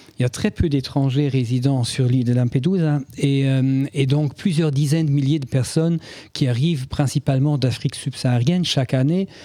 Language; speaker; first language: French; non-native, fluent; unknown